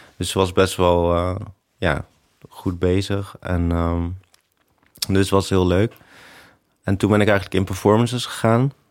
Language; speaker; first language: Dutch; native; Dutch